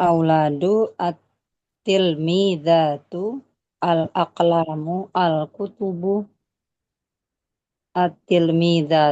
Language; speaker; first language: Arabic; non-native, learner; Indonesian